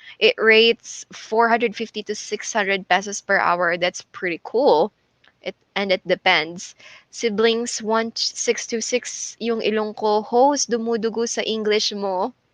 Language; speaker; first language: Filipino; non-native, local second language; Cebuano